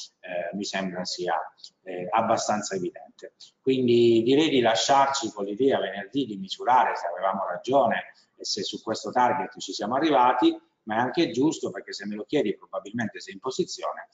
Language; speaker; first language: Italian; native; Italian